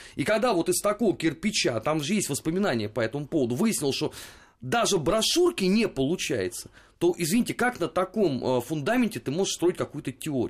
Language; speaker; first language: Russian; native; Russian